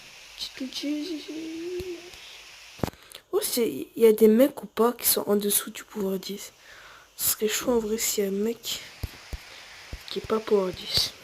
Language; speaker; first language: French; native; French